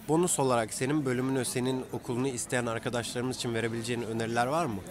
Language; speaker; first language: Turkish; native; Turkish